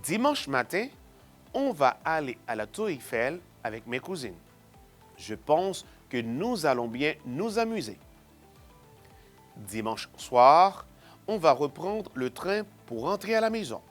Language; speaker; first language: French; non-native, fluent; Spanish